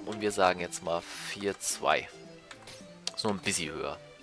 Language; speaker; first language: German; native; German